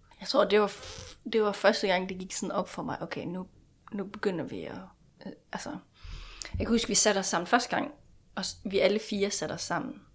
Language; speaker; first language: Danish; non-native, local second language; Faroese